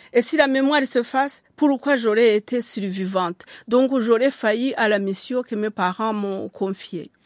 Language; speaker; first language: French; non-native, local second language; Kinyarwanda